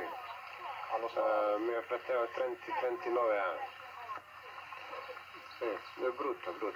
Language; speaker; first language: Italian; non-native, learner; Bosnian